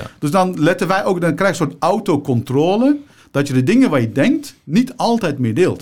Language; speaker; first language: Dutch; early bilingual, other home language; Turkish